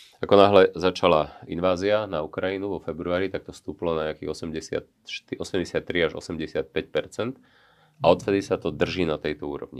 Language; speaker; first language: Slovak; native; Slovak